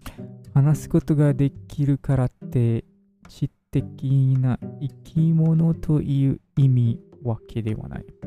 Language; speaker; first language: Japanese; non-native, learner; English